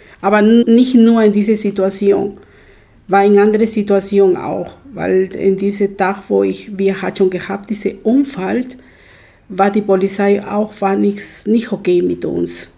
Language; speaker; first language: German; non-native, learner; Spanish